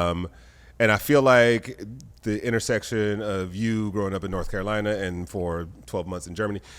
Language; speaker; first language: English; native; English